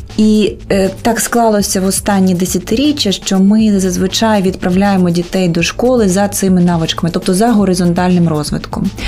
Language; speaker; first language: Ukrainian; native; Ukrainian